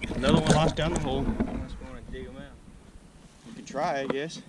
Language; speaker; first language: English; native; English